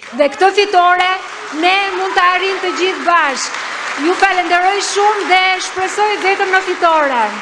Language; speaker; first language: Albanian; native; Albanian